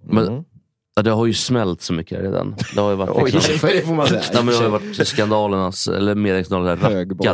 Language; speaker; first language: Swedish; native; Swedish